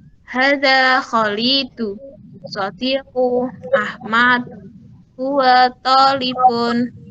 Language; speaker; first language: Arabic; non-native, learner; Indonesian